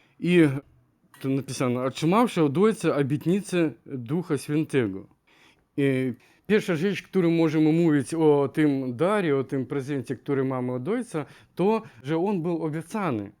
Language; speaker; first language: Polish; non-native, learner; Ukrainian